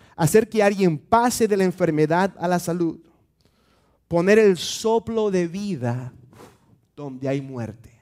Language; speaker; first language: Spanish; native; Spanish